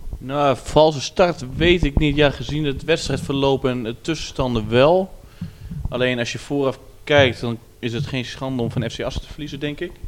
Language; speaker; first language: Dutch; native; Dutch